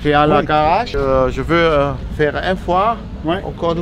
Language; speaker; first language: French; non-native, learner; German